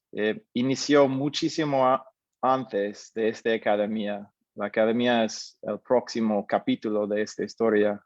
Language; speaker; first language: Spanish; non-native, fluent; English